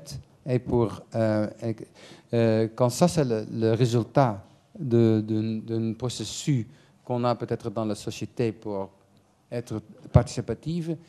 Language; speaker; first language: French; non-native, fluent; Dutch